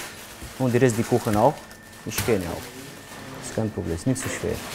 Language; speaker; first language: German; non-native, learner; Romanian